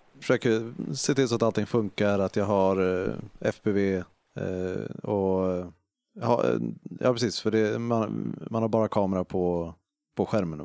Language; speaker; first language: Swedish; native; Swedish